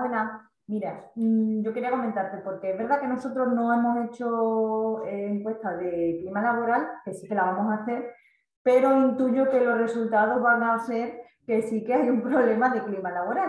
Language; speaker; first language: Spanish; native; Spanish